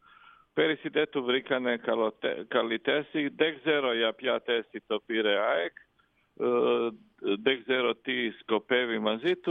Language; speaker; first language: Greek; non-native, learner; Croatian